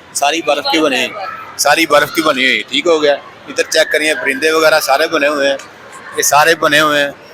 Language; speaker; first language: Urdu; non-native, local second language; Punjabi